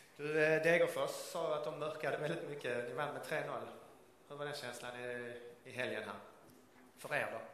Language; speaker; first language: Swedish; native; Swedish